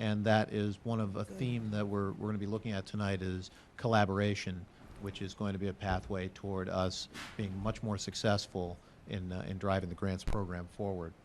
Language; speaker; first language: English; native; English